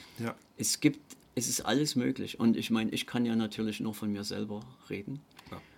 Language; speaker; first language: German; native; German